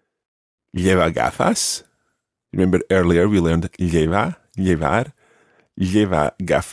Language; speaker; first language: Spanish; non-native, fluent; English